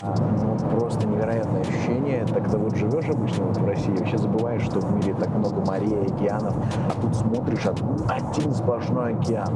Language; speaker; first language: Russian; native; Russian